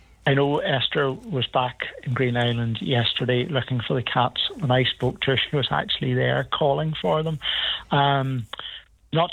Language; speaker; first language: English; native; English